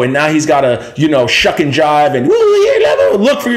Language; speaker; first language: English; native; English